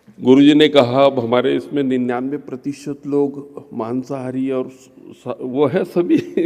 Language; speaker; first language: Hindi; non-native, local second language; Gondi